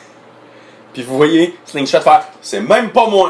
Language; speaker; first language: French; native; French